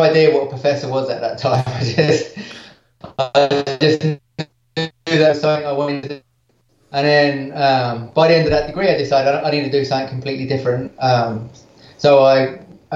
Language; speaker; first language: English; native; English